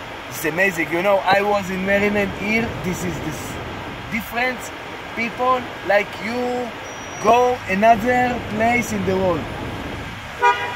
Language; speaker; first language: English; non-native, learner; Hebrew